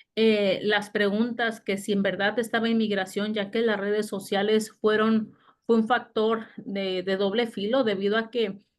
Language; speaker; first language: Spanish; native; Spanish